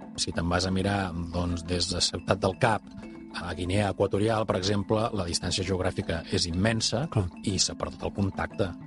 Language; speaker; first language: Catalan; native; Catalan